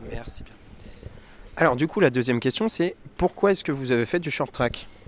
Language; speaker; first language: French; native; French